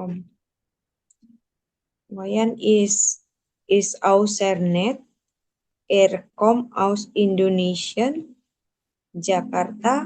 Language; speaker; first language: German; non-native, learner; Indonesian